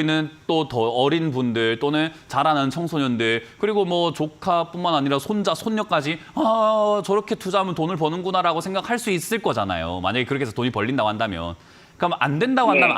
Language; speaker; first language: Korean; native; Korean